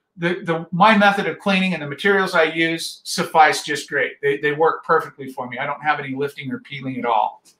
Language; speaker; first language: English; native; English